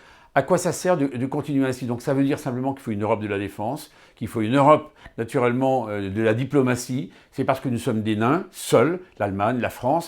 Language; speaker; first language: French; native; French